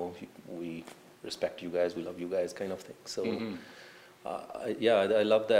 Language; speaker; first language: English; non-native, local second language; Punjabi